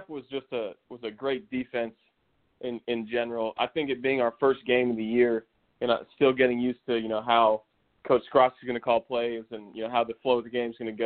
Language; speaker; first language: English; native; English